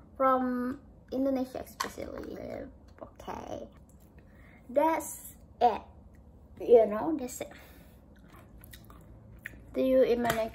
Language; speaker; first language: English; non-native, learner; Indonesian